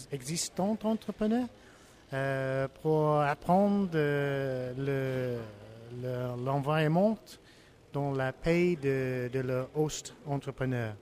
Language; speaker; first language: French; non-native, learner; English